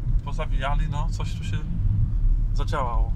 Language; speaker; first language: Polish; native; Polish